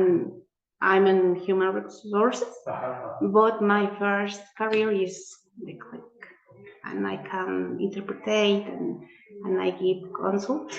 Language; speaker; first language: English; non-native, learner; Spanish